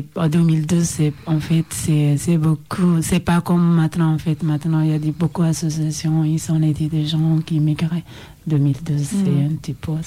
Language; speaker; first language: French; non-native, learner; Oromo